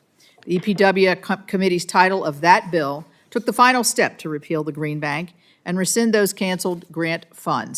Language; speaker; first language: English; native; English